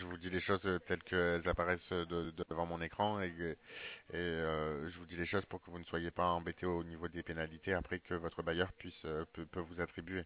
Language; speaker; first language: French; native; French